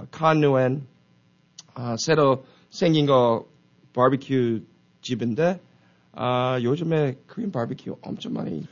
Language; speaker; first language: Korean; early bilingual, heritage; Korean